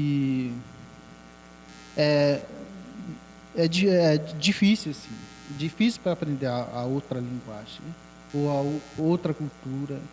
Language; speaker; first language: Portuguese; non-native, local second language; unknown